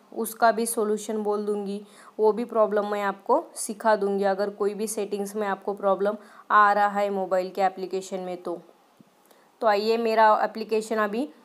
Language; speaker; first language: Hindi; non-native, local second language; Marathi